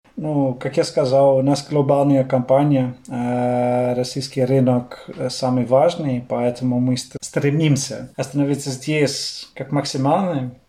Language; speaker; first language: Russian; non-native, fluent; Dutch